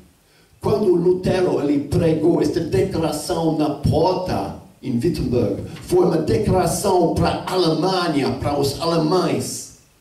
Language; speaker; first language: Portuguese; non-native, fluent; English